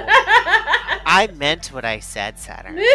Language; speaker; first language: English; native; English